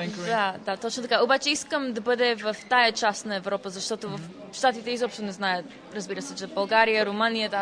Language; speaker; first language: Bulgarian; early bilingual, heritage; Bulgarian